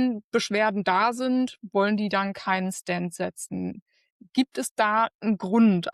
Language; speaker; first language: German; native; German